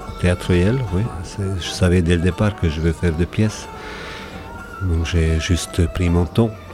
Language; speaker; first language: French; non-native, fluent; Hungarian